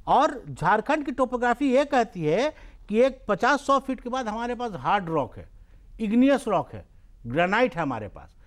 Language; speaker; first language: Hindi; native; Hindi